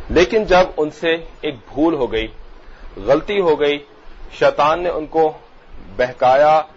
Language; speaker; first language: Urdu; native; Urdu